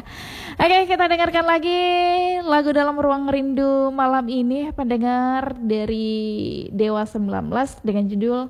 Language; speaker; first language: Indonesian; native; Indonesian